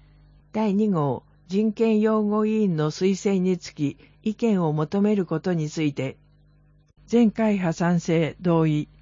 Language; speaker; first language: Japanese; native; Japanese